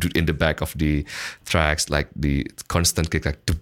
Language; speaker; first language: English; non-native, fluent; Indonesian